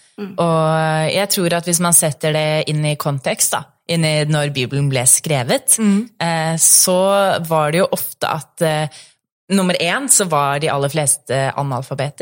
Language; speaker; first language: Norwegian; native; Norwegian